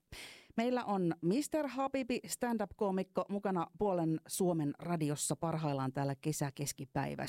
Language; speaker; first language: Finnish; native; Finnish